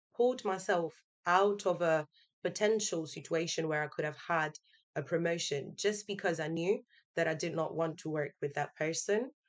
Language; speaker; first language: English; non-native, fluent; Italian